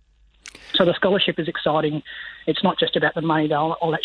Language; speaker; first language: English; native; English